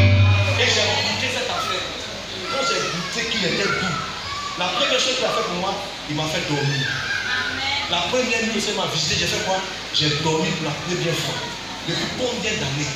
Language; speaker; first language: French; native; French